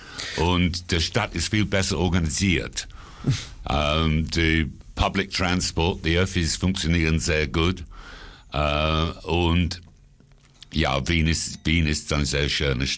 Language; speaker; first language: German; non-native, fluent; English